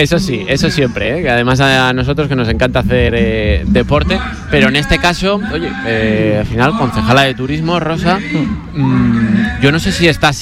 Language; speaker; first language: Spanish; native; Spanish